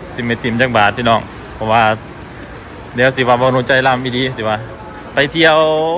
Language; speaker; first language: Thai; native; Thai